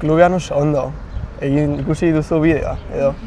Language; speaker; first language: Basque; non-native, local second language; Spanish